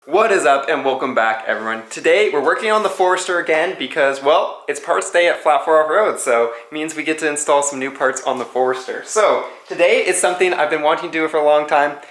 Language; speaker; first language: English; native; English